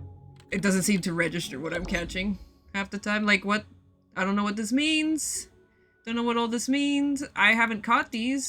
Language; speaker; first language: English; native; English